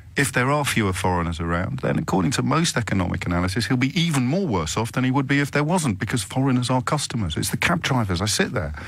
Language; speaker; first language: English; native; English